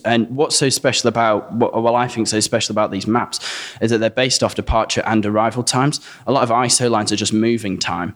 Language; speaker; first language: English; native; English